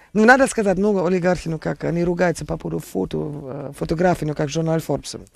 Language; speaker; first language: Russian; non-native, learner; German